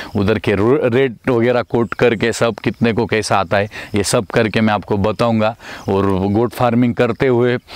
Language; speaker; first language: Hindi; non-native, local second language; Marathi